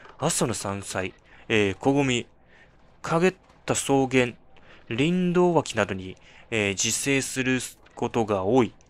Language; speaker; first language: Japanese; non-native, fluent; Chinese